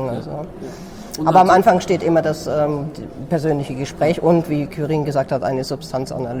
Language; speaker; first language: German; native; German